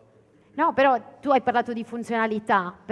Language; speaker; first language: Italian; native; Italian